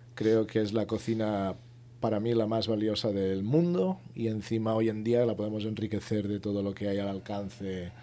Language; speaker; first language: Spanish; native; Spanish